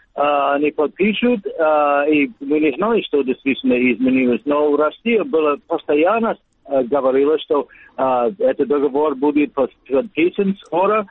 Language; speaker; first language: Russian; non-native, learner; English